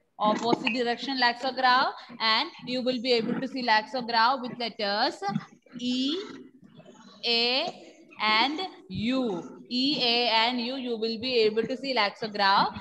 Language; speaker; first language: English; non-native, local second language; Malayalam